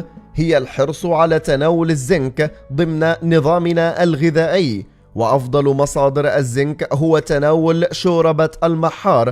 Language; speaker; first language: Arabic; native; Arabic